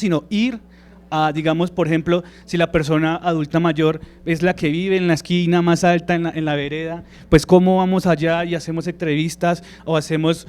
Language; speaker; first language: Spanish; native; Spanish